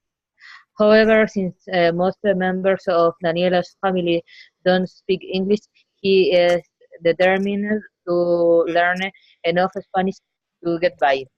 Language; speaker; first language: English; non-native, learner; Spanish